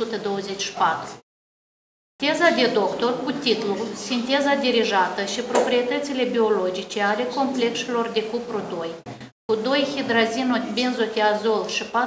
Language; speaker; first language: Romanian; native; Romanian